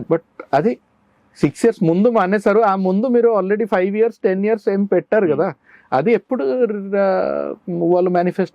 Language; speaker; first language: Telugu; non-native, learner; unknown